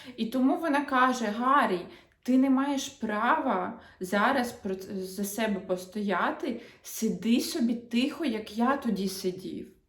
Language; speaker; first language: Ukrainian; non-native, local second language; Russian